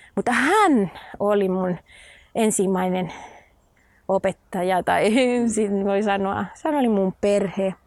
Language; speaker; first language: Finnish; non-native, fluent; Spanish